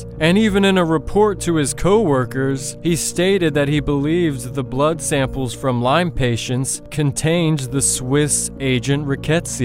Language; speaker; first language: English; native; English